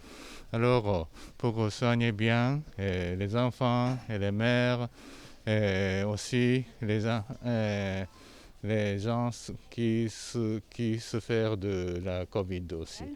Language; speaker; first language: French; non-native, fluent; Japanese